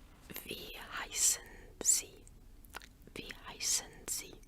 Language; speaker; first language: German; non-native, learner; English